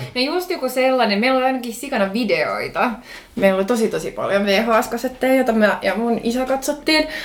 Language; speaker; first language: Finnish; non-native, local second language; Swedish